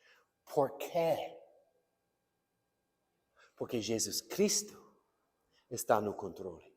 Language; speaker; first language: Portuguese; non-native, fluent; English